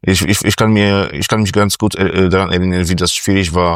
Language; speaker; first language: German; non-native, fluent; Polish